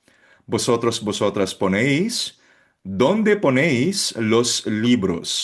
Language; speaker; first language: Spanish; non-native, fluent; Filipino